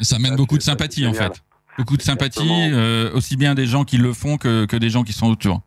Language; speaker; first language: French; native; French